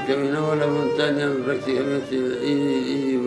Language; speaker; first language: Spanish; non-native, learner; Arabic